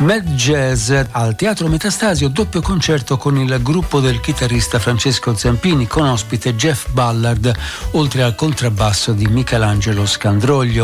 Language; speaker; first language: Italian; native; Italian